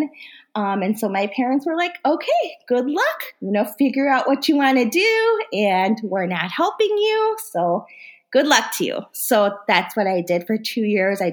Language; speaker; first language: English; early bilingual, other home language; Korean